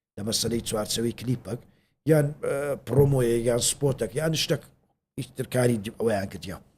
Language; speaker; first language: Central Kurdish; native; Central Kurdish